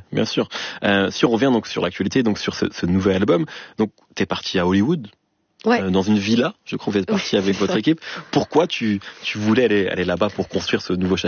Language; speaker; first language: French; native; French